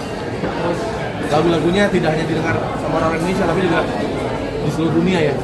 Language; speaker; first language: Indonesian; native; Indonesian